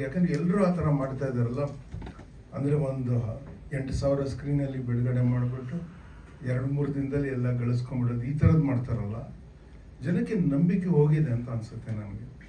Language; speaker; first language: Kannada; native; Kannada